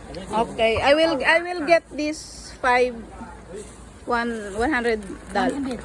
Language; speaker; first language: English; non-native, local second language; Filipino